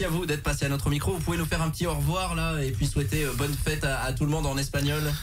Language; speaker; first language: French; native; French